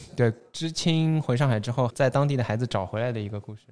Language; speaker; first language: Chinese; non-native, local second language; Wu Chinese